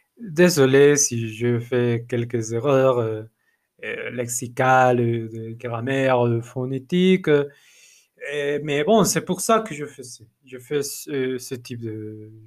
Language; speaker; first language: French; non-native, learner; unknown